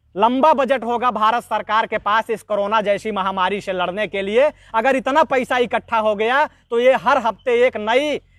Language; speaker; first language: Hindi; native; Hindi